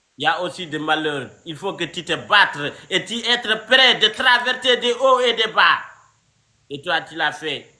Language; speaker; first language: French; non-native, local second language; Fula